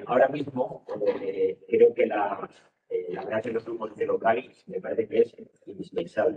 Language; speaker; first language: Spanish; native; Spanish